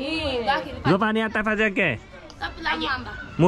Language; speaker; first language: Portuguese; non-native, learner; Vietnamese